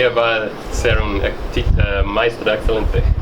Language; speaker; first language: Spanish; non-native, learner; English